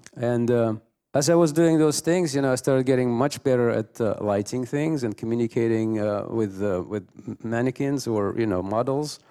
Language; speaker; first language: English; non-native, fluent; Russian